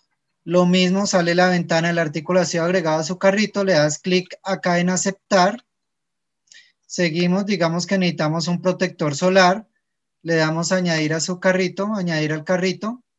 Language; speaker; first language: Spanish; native; Spanish